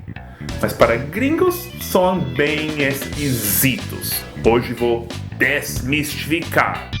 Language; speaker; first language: Portuguese; non-native, fluent; English